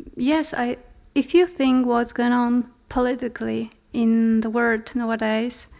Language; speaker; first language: English; non-native, fluent; Polish